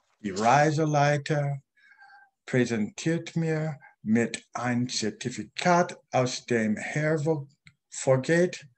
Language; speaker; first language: German; non-native, learner; English